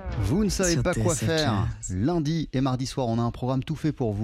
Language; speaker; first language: French; native; French